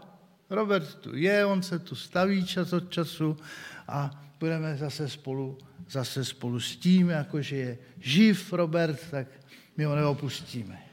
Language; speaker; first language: Czech; native; Czech